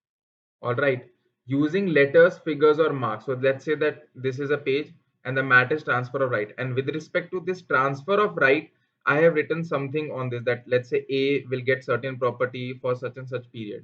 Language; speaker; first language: English; non-native, local second language; Hindi